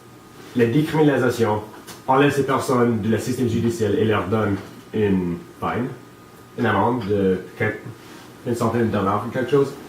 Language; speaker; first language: French; non-native, local second language; English